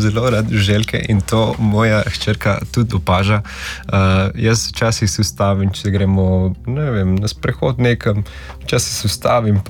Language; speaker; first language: Slovenian; non-native, fluent; Spanish